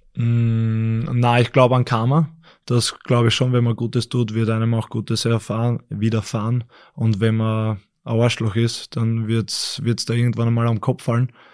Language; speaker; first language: German; native; German